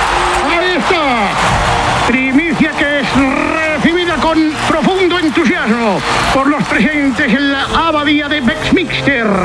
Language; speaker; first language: Spanish; native; Spanish